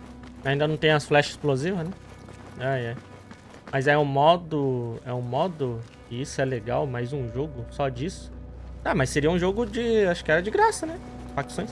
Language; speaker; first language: Portuguese; native; Portuguese